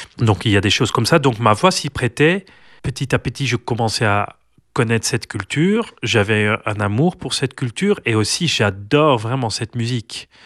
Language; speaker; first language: French; non-native, local second language; Dutch